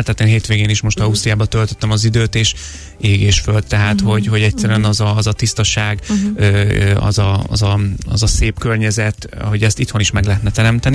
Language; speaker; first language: Hungarian; native; Hungarian